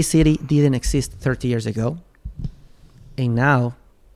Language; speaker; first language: English; non-native, fluent; Spanish